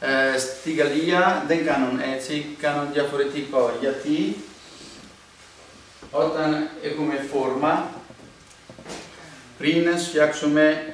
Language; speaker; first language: Greek; non-native, learner; Italian